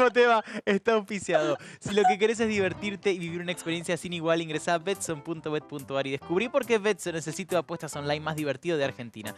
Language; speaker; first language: Spanish; native; Spanish